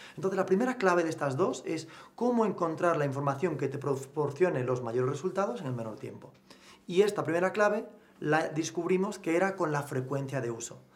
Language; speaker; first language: Spanish; native; Spanish